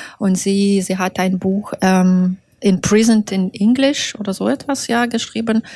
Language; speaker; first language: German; non-native, fluent; Russian